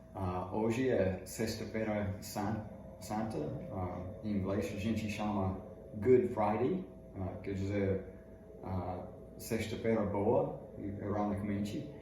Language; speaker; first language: Portuguese; non-native, fluent; English